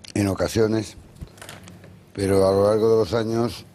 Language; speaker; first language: Spanish; non-native, local second language; Galician